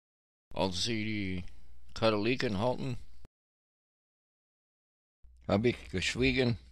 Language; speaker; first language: German; non-native, learner; English